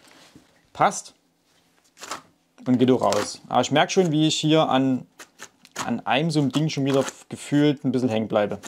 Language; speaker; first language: German; native; German